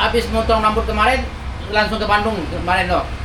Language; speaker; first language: Indonesian; native; Indonesian